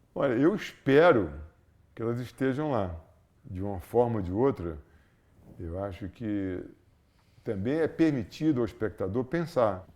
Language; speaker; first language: Portuguese; native; Portuguese